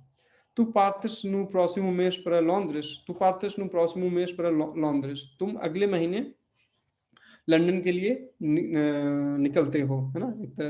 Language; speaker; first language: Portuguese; non-native, fluent; Hindi